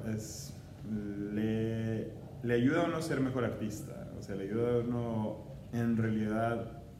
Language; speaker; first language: Spanish; native; Spanish